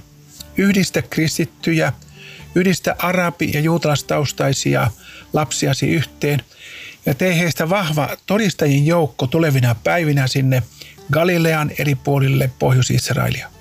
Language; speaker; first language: Finnish; native; Finnish